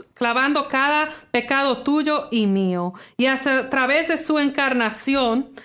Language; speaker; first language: Spanish; early bilingual, heritage; English